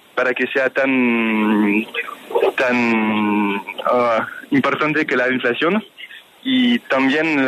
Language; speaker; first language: Spanish; non-native, fluent; French